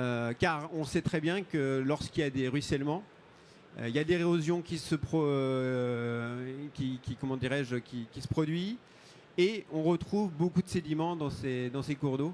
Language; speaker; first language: French; native; French